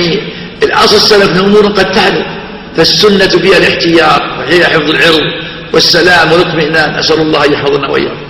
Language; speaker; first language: Arabic; native; Arabic